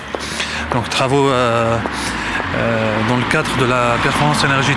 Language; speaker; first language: French; non-native, fluent; Arabic